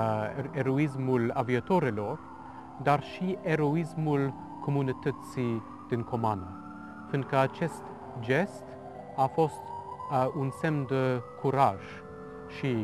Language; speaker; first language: Romanian; non-native, fluent; English